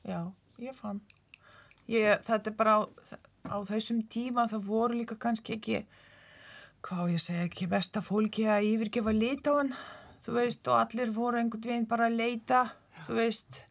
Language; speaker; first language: Icelandic; non-native, fluent; Lithuanian